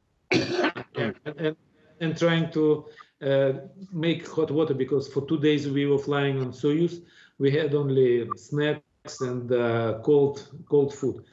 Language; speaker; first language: English; non-native, fluent; Russian